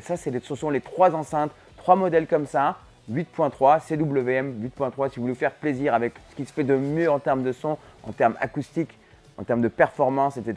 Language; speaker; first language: French; native; French